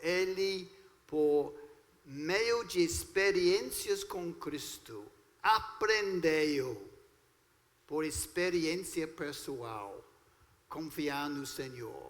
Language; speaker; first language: Portuguese; non-native, fluent; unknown